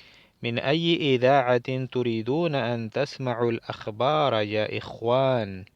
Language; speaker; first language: Arabic; non-native, fluent; Spanish